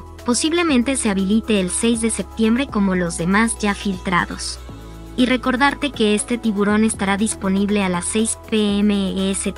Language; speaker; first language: Spanish; native; Spanish